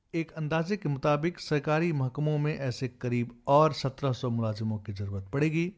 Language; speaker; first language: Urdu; native; Urdu